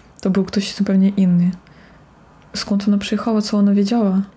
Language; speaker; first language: Polish; non-native, fluent; Russian